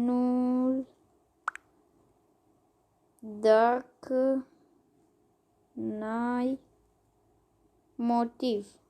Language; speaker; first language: Romanian; native; Romanian